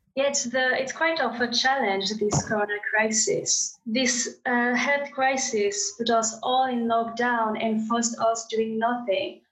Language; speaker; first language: English; non-native, fluent; French